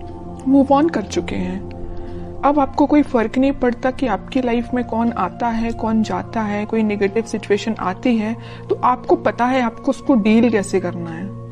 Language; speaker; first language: Hindi; native; Hindi